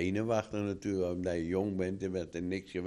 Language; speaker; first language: Dutch; native; Dutch